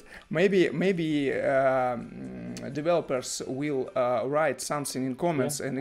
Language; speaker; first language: English; non-native, learner; Russian